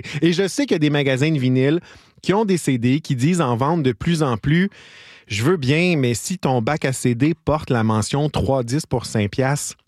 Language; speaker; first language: French; native; French